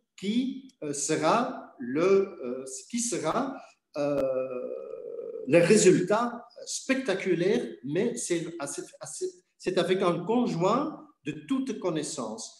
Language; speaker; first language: French; non-native, fluent; Dutch